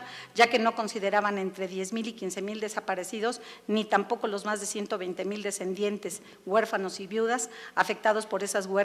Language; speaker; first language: Spanish; native; Spanish